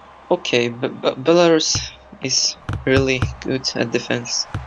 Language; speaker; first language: English; non-native, learner; Russian